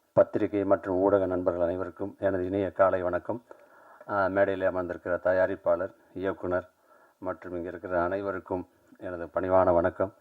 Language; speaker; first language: Tamil; native; Tamil